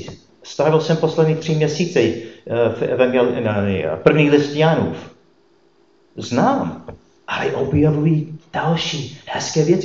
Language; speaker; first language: Czech; non-native, fluent; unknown